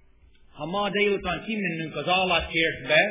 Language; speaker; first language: Hungarian; non-native, fluent; English